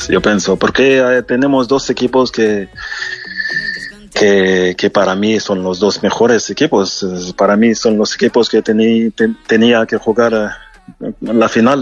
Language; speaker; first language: Spanish; non-native, learner; French